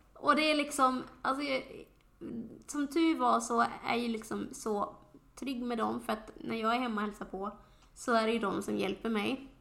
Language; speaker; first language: Swedish; native; Swedish